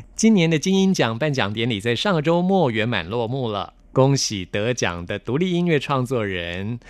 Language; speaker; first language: Chinese; native; Chinese